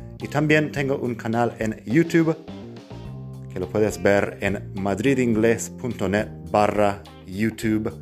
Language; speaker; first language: Spanish; non-native, fluent; English